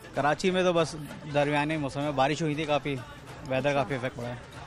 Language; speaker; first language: Urdu; native; Urdu